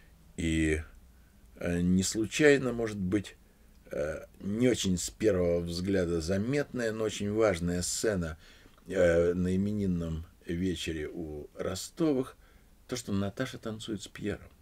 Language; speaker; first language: Russian; native; Russian